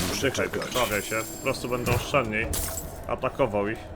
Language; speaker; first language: Polish; native; Polish